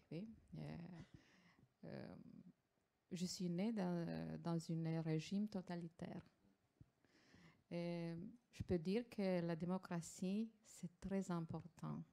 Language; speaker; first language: French; non-native, fluent; Romanian